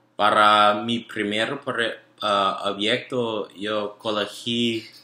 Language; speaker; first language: Spanish; non-native, learner; English